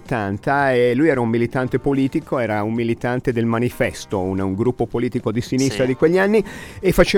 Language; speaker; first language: Italian; native; Italian